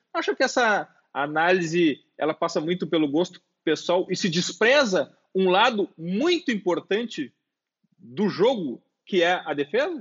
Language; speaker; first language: Portuguese; native; Portuguese